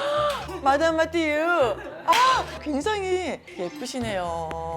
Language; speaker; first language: Korean; native; Korean